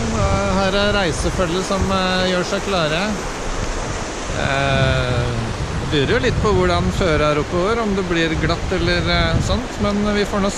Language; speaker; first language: Norwegian; native; Norwegian